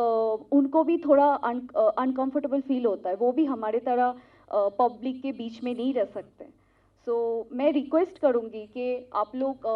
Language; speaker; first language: Hindi; non-native, local second language; Telugu